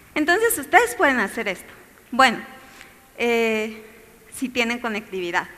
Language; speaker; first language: Spanish; native; Spanish